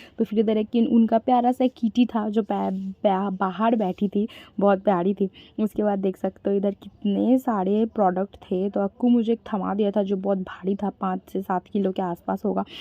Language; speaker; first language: Hindi; non-native, local second language; Bangla